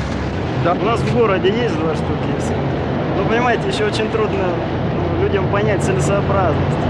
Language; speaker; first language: Russian; native; Russian